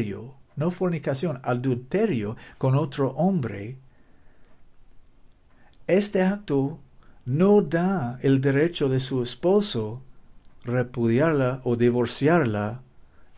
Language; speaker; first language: Spanish; non-native, learner; English